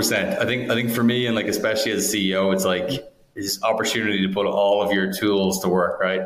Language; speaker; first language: English; native; English